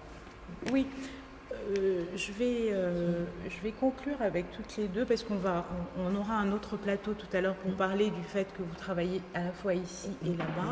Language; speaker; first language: French; native; French